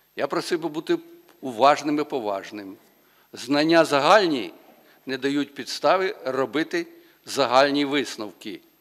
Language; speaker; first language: Ukrainian; native; Ukrainian